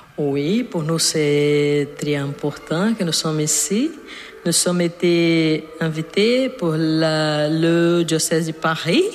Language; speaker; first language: French; non-native, learner; Portuguese